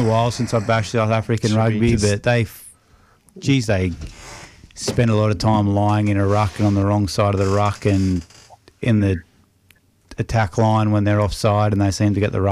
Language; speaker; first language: English; native; English